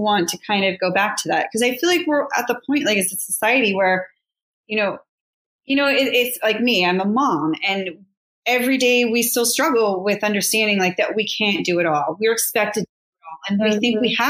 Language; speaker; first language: English; native; English